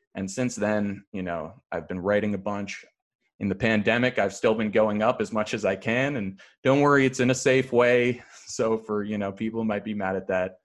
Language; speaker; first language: English; native; English